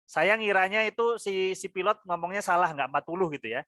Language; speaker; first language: Indonesian; native; Indonesian